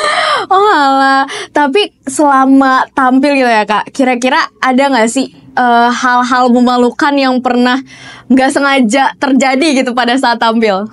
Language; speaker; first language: Indonesian; native; Indonesian